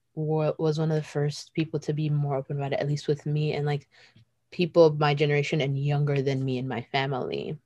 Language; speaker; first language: English; native; English